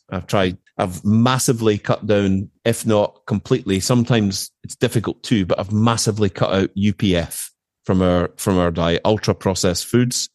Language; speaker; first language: English; native; English